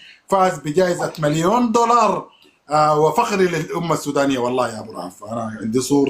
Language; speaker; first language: Arabic; native; Arabic